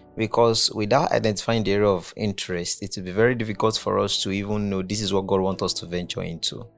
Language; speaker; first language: English; non-native, local second language; Yoruba